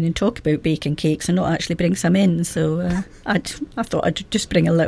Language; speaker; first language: English; native; English